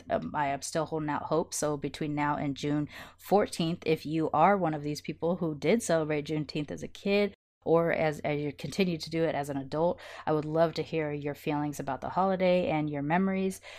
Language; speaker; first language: English; native; English